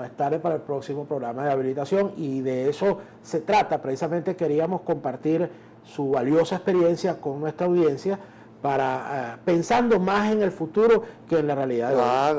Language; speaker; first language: Spanish; native; Spanish